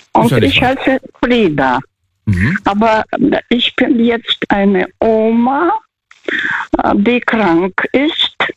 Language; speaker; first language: German; non-native, fluent; Russian